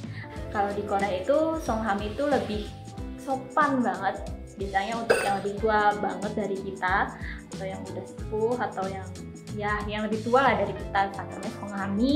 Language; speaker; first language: Indonesian; native; Indonesian